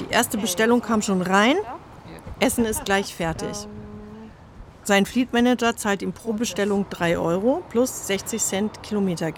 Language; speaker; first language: German; native; German